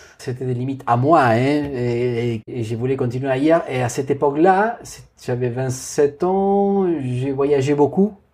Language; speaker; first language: French; non-native, fluent; Spanish